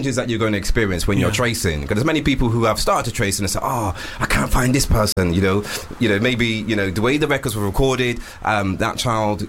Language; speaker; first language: English; native; English